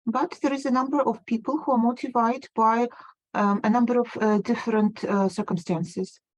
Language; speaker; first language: English; non-native, fluent; Ukrainian